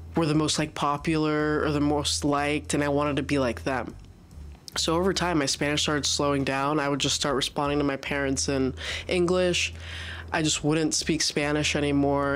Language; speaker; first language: English; early bilingual, other home language; Spanish